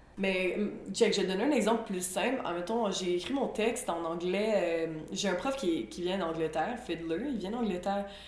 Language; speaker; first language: French; native; French